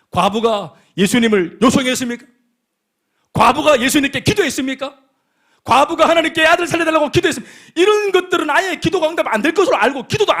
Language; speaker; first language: Korean; native; Korean